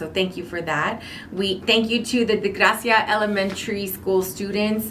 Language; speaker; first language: English; native; English